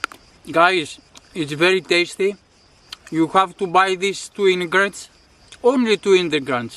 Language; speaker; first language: English; non-native, learner; Greek